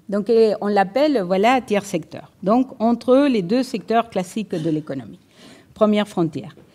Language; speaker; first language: French; non-native, fluent; Spanish